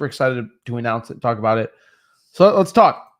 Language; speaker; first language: English; native; English